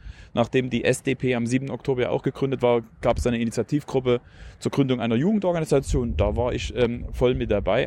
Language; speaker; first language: German; native; German